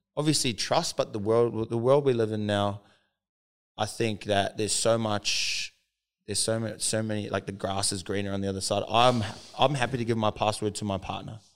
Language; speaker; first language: English; native; English